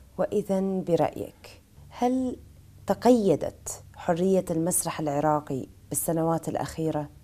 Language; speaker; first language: Arabic; native; Arabic